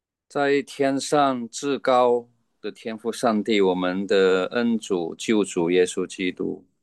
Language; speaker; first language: Chinese; native; Chinese